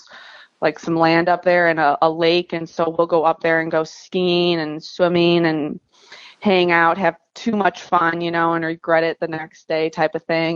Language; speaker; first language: English; native; English